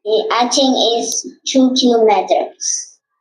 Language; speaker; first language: English; non-native, learner; Vietnamese